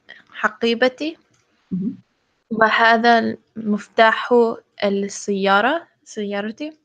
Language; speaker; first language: Arabic; non-native, learner; English